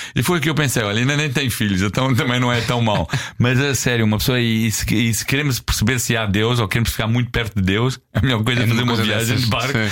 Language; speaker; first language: Portuguese; non-native, fluent; English